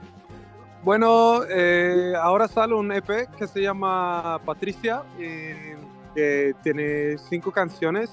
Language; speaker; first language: Spanish; non-native, fluent; Swedish